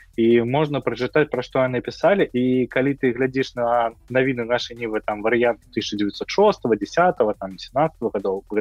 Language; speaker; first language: Belarusian; non-native, local second language; Russian